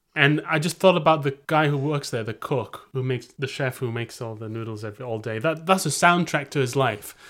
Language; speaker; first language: English; native; English